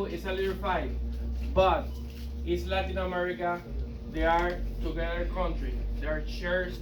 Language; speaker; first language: English; non-native, learner; Spanish